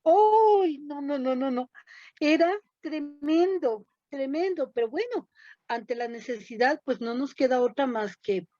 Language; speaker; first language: Spanish; native; Spanish